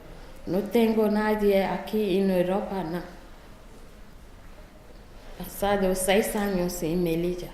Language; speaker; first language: Spanish; non-native, learner; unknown